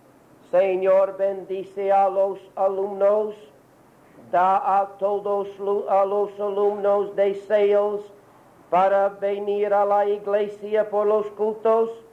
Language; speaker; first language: Spanish; non-native, learner; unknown